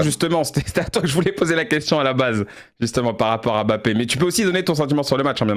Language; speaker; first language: French; native; French